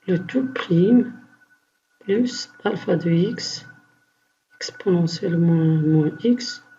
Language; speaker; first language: French; non-native, local second language; Arabic